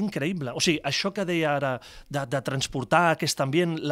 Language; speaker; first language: Catalan; native; Catalan